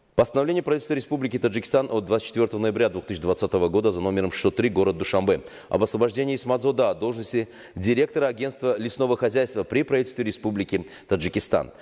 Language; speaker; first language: Russian; non-native, local second language; Tajik